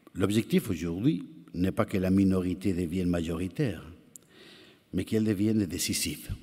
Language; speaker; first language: French; non-native, fluent; Spanish